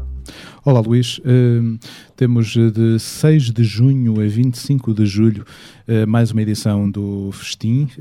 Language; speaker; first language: Portuguese; native; Portuguese